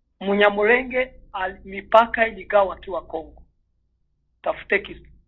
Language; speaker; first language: Swahili; non-native, local second language; Kinyarwanda